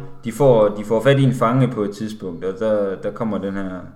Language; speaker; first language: Danish; native; Danish